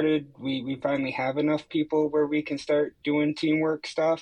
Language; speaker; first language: English; native; English